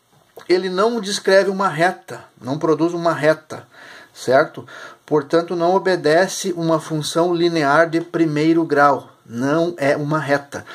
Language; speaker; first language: Portuguese; native; Portuguese